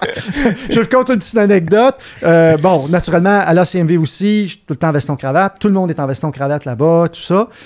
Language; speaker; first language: French; native; French